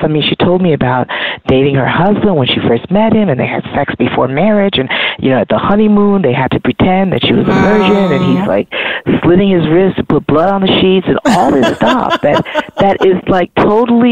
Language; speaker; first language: English; native; English